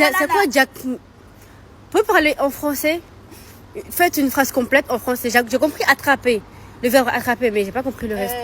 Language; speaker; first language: French; native; French